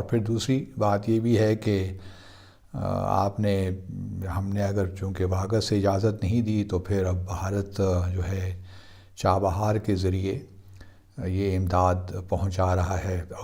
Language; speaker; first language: Urdu; native; Urdu